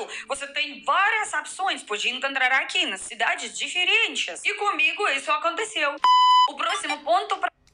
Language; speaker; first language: Portuguese; non-native, fluent; Russian